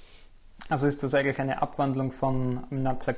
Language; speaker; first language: German; native; German